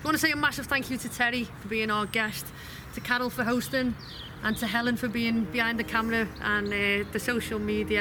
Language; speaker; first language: English; native; English